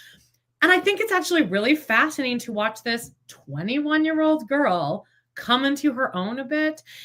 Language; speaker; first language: English; native; English